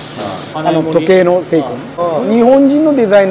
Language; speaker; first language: Japanese; non-native, local second language; Chinese